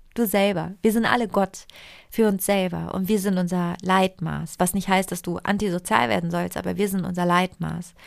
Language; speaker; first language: German; non-native, fluent; Italian